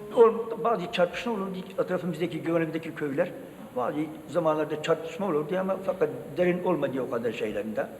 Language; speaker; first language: Turkish; non-native, local second language; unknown